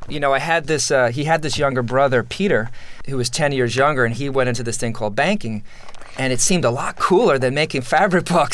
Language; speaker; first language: English; native; English